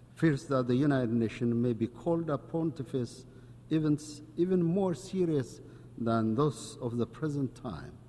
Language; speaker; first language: English; non-native, local second language; Amharic